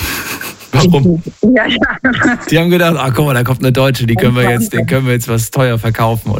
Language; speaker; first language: German; native; German